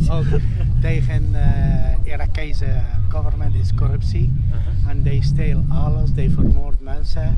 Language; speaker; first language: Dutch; non-native, learner; Arabic